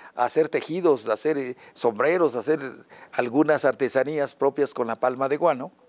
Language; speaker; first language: Spanish; non-native, local second language; Yucateco